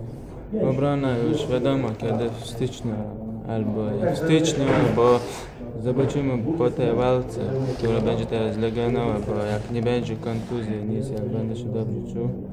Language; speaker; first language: Polish; non-native, learner; Chechen